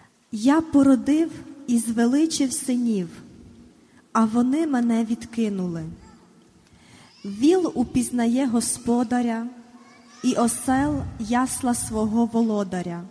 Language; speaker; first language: Ukrainian; native; Ukrainian